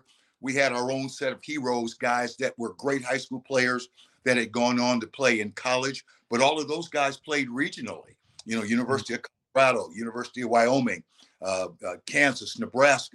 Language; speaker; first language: English; native; English